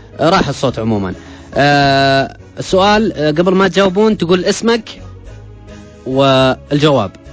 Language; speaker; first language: Arabic; native; Arabic